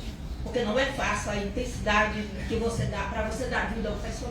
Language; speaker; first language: Portuguese; native; Portuguese